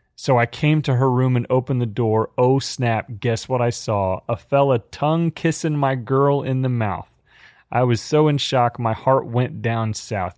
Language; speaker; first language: English; native; English